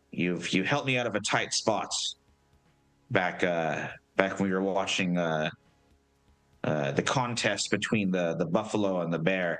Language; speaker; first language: English; native; English